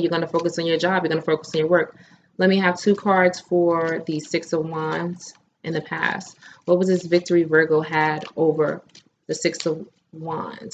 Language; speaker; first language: English; native; English